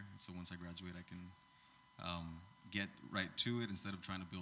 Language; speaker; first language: English; native; English